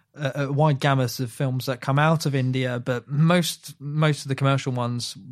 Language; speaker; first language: English; early bilingual, other home language; Morisyen